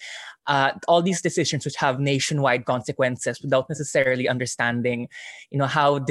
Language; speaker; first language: English; non-native, local second language; Filipino